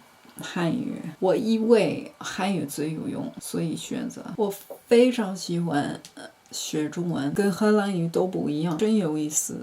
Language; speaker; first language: Chinese; non-native, learner; Dutch